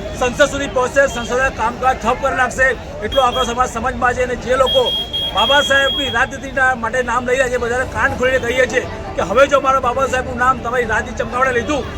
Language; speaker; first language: Gujarati; native; Gujarati